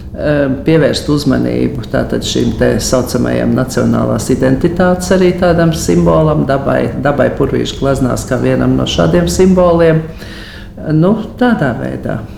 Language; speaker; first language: Latvian; native; Latvian